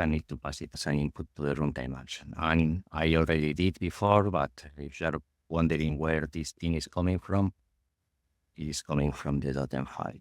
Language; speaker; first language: English; non-native, fluent; Spanish